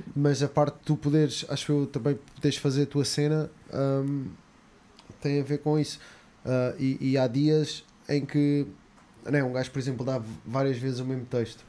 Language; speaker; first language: Portuguese; native; Portuguese